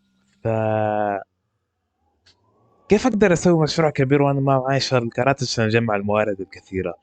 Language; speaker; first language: Arabic; native; Arabic